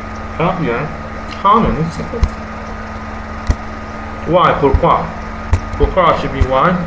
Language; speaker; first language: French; non-native, learner; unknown